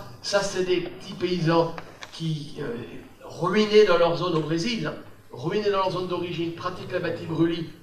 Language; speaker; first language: French; native; French